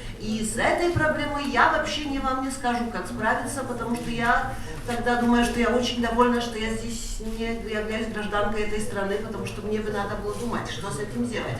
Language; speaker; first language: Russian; non-native, fluent; Polish